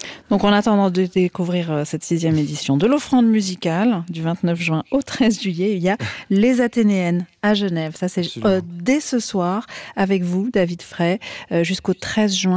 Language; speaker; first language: French; native; French